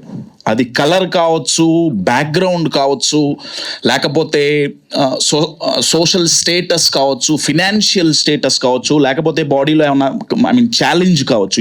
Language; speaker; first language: Telugu; native; Telugu